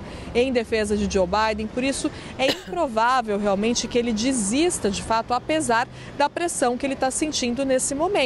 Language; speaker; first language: Portuguese; native; Portuguese